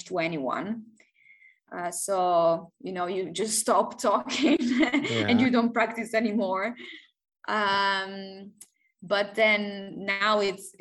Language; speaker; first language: English; non-native, fluent; Italian